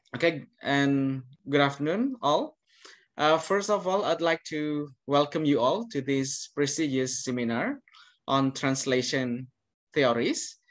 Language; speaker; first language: English; non-native, fluent; Indonesian